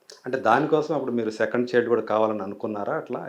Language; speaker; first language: Telugu; native; Telugu